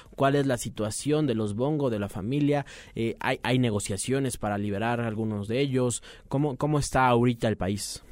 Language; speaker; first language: Spanish; native; Spanish